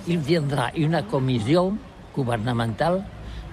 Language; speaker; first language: French; non-native, learner; Catalan